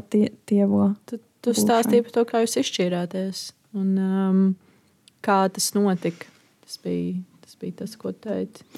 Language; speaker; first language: Latvian; native; Latvian